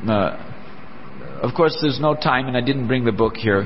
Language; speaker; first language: English; native; English